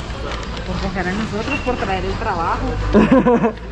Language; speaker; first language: Spanish; native; Spanish